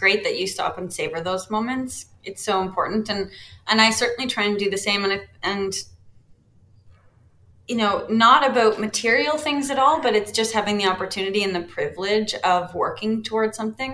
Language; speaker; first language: English; native; English